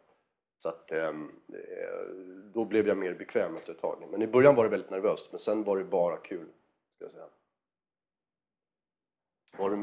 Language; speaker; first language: Swedish; native; Swedish